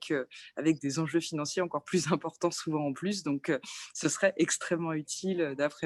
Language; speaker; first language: French; native; French